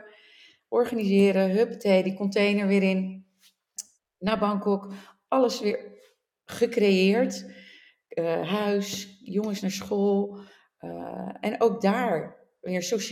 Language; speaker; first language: Dutch; native; Dutch